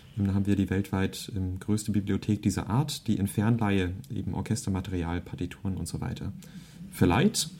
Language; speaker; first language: German; early bilingual, other home language; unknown